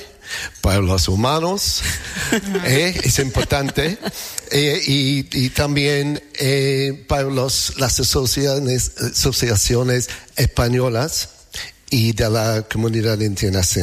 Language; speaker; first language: Spanish; non-native, learner; English